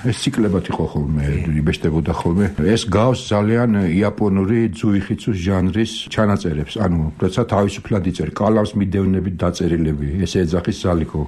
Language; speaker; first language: Georgian; native; Georgian